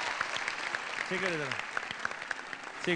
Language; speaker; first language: Turkish; non-native, learner; Spanish